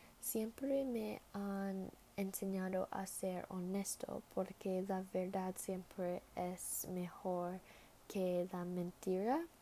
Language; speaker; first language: Spanish; non-native, learner; English